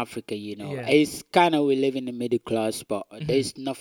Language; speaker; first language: English; non-native, local second language; Wolof